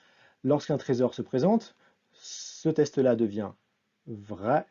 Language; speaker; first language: French; native; French